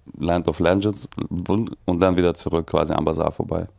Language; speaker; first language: German; early bilingual, other home language; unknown